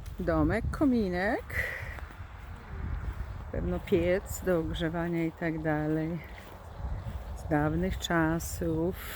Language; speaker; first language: Polish; native; Polish